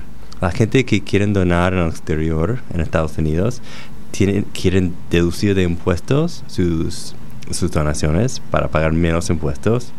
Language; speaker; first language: Spanish; non-native, fluent; English